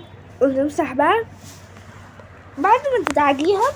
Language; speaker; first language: Arabic; native; Arabic